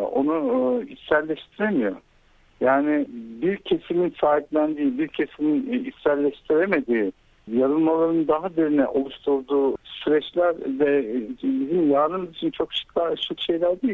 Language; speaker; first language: Turkish; native; Turkish